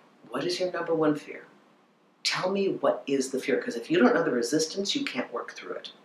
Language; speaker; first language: English; native; English